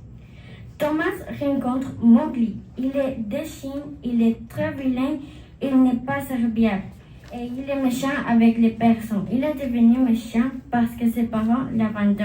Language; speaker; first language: French; non-native, learner; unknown